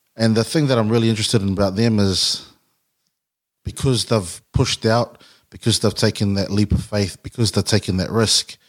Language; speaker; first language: English; native; English